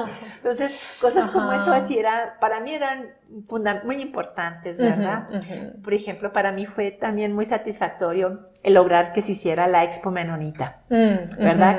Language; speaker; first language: Spanish; non-native, local second language; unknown